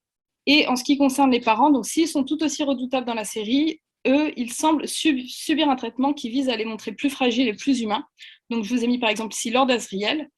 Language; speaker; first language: French; native; French